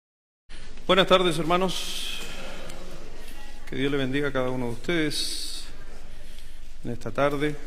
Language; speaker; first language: Spanish; native; Spanish